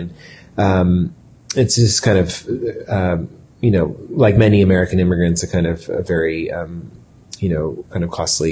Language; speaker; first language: English; native; English